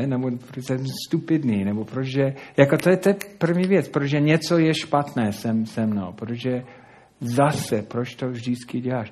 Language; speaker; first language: Czech; non-native, fluent; English